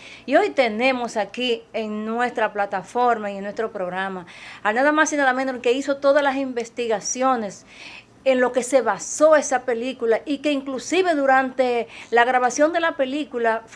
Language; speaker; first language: Spanish; native; Spanish